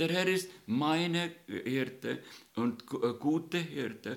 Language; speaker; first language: German; non-native, learner; Estonian